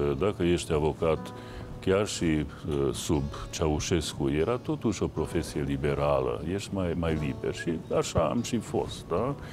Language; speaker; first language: Romanian; non-native, local second language; Hungarian